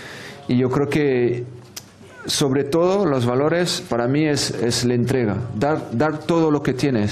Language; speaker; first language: Spanish; non-native, fluent; French